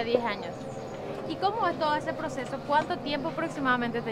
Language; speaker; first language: Spanish; native; Spanish